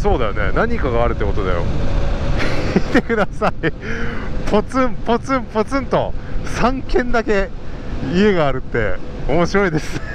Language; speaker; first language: Japanese; native; Japanese